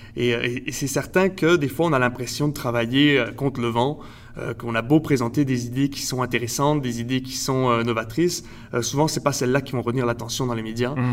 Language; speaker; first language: French; early bilingual, other home language; Spanish